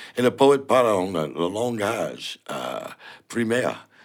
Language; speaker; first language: French; non-native, learner; English